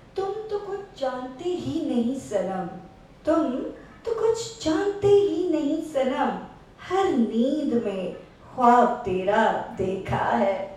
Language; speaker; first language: Urdu; non-native, local second language; Saraiki